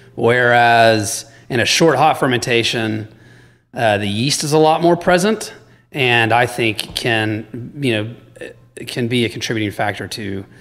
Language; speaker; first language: English; native; English